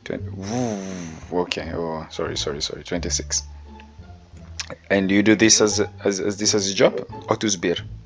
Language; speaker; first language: English; non-native, learner; Swahili